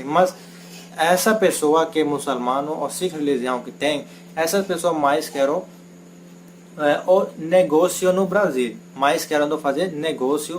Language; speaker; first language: Portuguese; non-native, learner; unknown